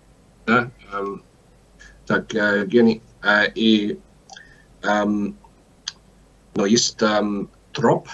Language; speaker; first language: Russian; non-native, learner; English